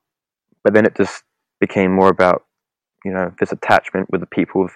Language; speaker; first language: English; native; English